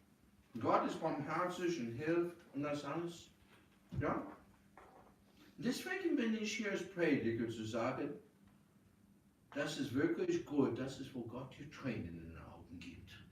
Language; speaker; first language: German; non-native, fluent; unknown